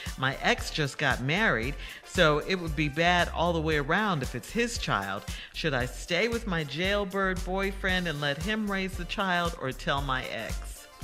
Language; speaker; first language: English; native; English